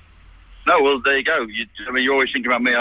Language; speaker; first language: English; native; English